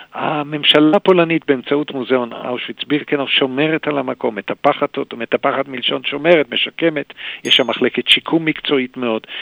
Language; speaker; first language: Hebrew; native; Hebrew